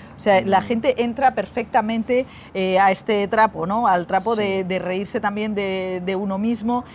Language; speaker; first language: Spanish; native; Spanish